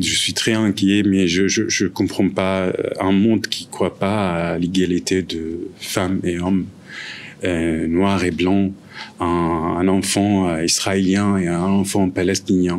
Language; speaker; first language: French; non-native, fluent; Arabic